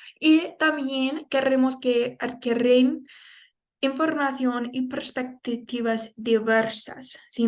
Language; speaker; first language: Spanish; non-native, fluent; English